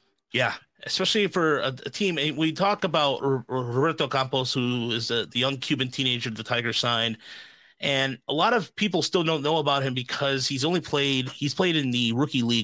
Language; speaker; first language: English; native; English